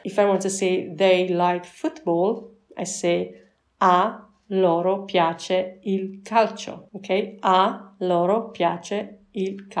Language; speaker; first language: Italian; non-native, fluent; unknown